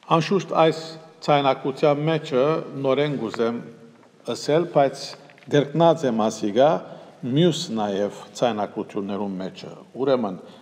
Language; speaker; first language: Armenian; early bilingual, heritage; Armenian